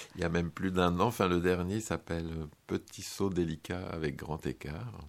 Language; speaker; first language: French; native; French